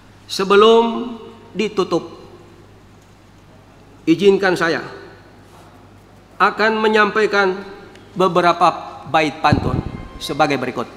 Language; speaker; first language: Indonesian; native; Indonesian